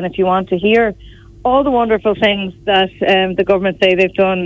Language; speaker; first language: English; native; English